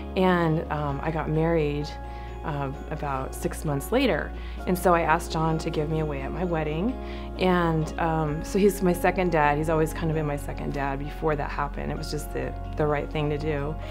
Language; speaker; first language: English; native; English